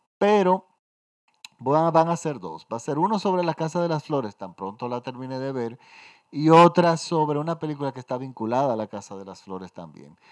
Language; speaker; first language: Spanish; native; Spanish